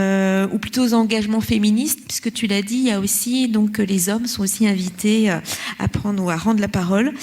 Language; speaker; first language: French; native; French